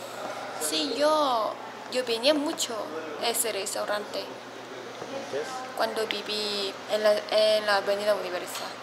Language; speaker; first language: Spanish; non-native, learner; Korean